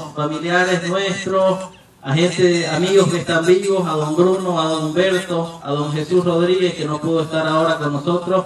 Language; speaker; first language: Spanish; native; Spanish